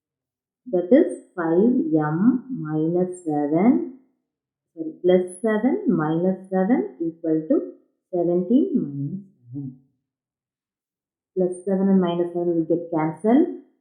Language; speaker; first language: English; non-native, local second language; Tamil